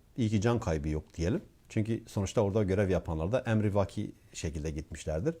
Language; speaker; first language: Turkish; non-native, local second language; Kurdish